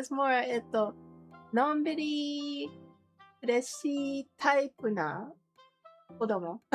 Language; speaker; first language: Japanese; non-native, learner; English